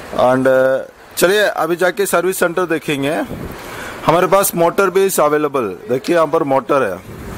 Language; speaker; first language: Hindi; non-native, local second language; Tamil